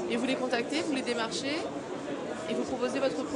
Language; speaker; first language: French; native; French